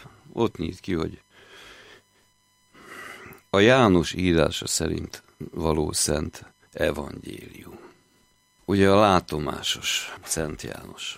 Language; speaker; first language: Hungarian; native; Hungarian